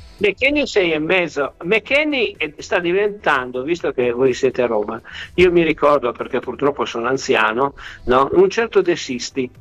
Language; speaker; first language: Italian; native; Italian